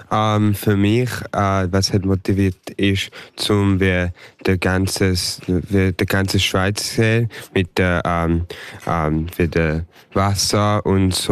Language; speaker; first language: German; early bilingual, heritage; English